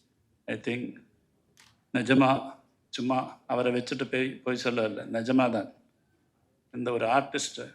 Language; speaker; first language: Tamil; non-native, learner; Malayalam